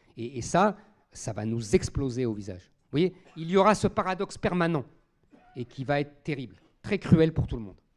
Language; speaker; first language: French; native; French